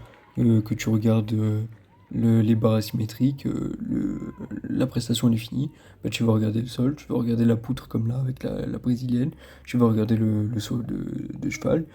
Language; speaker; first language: French; native; French